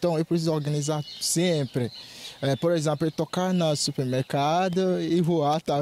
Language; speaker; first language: Portuguese; non-native, learner; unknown